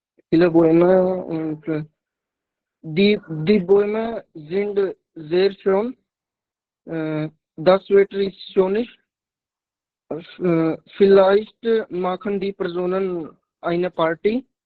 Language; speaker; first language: German; non-native, learner; Hindi